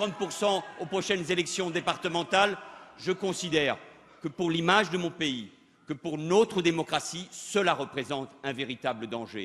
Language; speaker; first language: French; native; French